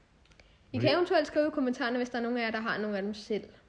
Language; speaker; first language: Danish; native; Danish